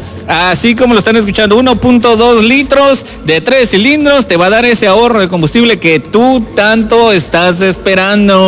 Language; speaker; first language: Spanish; native; Spanish